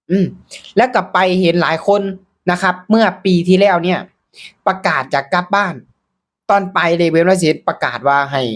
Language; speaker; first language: Thai; non-native, local second language; Northeastern Thai